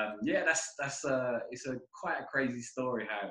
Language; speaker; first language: English; native; English